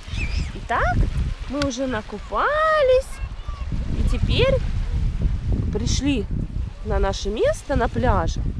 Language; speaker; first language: Russian; native; Russian